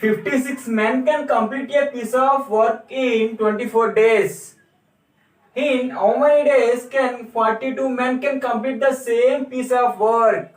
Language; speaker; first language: English; non-native, local second language; Telugu